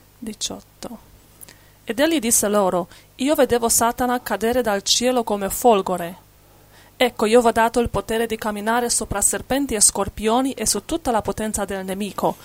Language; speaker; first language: Italian; non-native, fluent; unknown